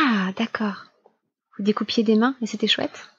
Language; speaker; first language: French; native; French